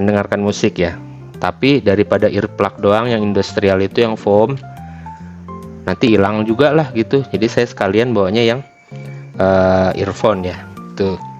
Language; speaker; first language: Indonesian; native; Indonesian